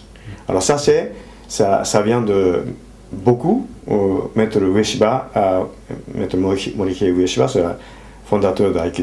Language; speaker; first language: French; non-native, fluent; Japanese